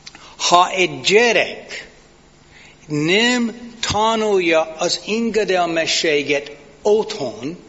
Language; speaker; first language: Hungarian; non-native, fluent; English